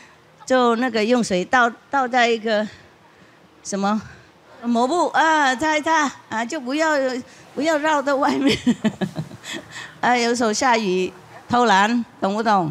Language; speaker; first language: Chinese; non-native, fluent; Vietnamese